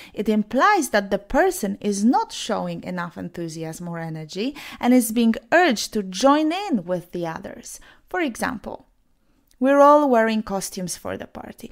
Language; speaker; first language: English; non-native, fluent; Polish